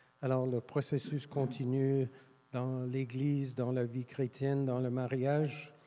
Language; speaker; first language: French; non-native, fluent; English